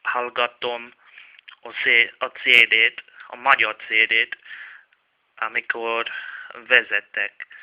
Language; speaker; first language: Hungarian; non-native, learner; Czech